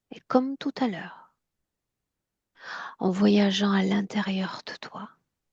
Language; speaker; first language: French; native; French